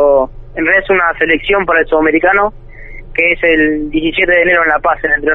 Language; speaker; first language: Spanish; native; Spanish